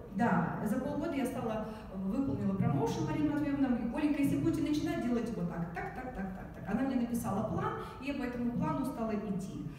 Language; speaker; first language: Russian; native; Russian